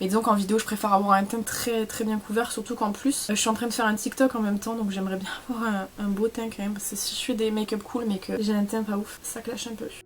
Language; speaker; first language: French; native; French